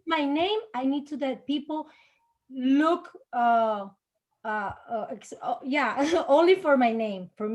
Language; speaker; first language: English; non-native, learner; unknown